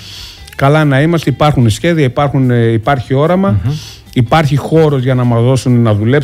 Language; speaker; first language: Greek; native; Greek